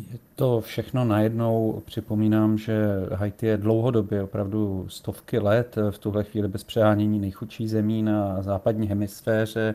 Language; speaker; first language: Czech; native; Czech